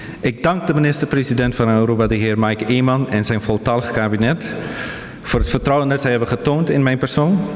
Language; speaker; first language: Dutch; non-native, local second language; Papiamento